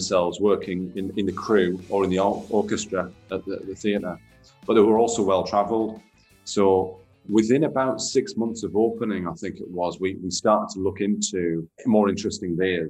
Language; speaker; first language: English; native; English